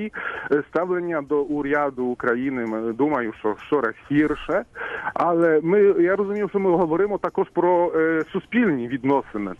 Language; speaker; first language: Ukrainian; non-native, fluent; Polish